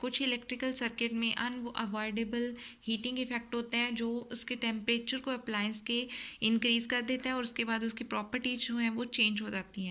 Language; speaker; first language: Hindi; native; Hindi